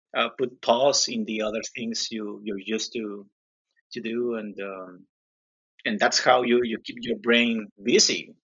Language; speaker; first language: English; non-native, learner; Spanish